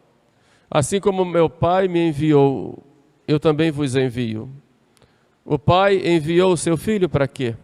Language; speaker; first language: Portuguese; native; Portuguese